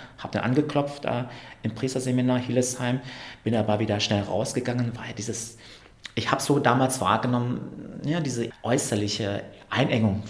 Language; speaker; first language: German; early bilingual, other home language; Vietnamese